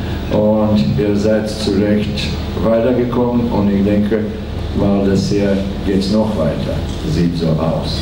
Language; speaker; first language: German; non-native, learner; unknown